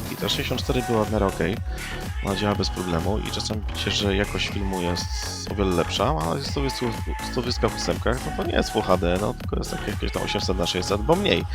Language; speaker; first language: Polish; native; Polish